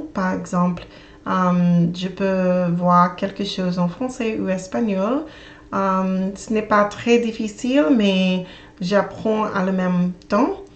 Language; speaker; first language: French; non-native, learner; English